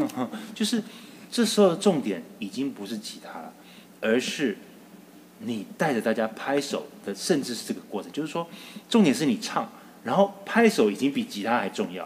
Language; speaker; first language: Chinese; native; Chinese